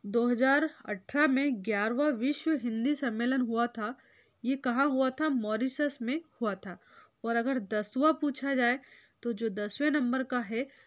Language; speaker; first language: Hindi; native; Hindi